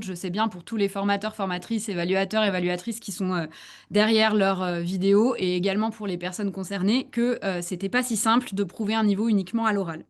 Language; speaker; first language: French; native; French